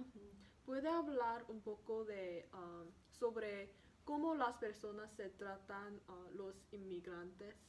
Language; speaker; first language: Spanish; non-native, learner; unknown